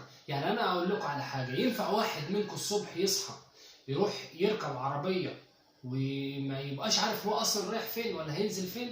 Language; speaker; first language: Arabic; native; Arabic